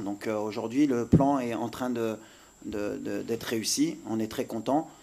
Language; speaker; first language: French; native; French